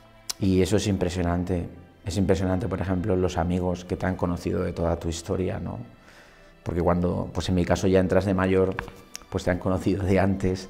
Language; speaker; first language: Spanish; native; Spanish